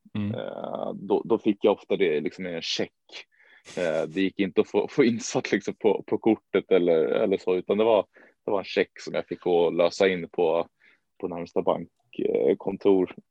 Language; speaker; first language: Swedish; native; Swedish